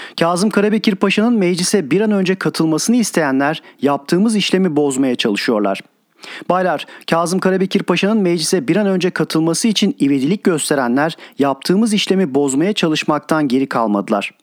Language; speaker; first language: Turkish; native; Turkish